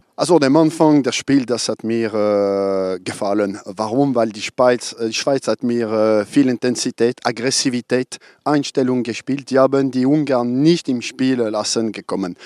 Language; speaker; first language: German; non-native, fluent; French